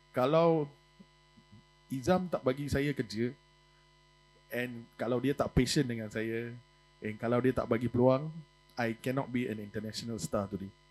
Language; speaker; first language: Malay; non-native, local second language; Tamil